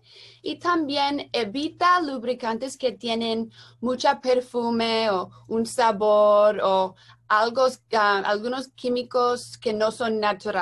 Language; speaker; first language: Spanish; non-native, learner; English